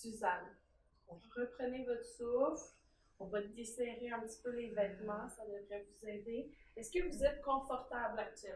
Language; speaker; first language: French; native; French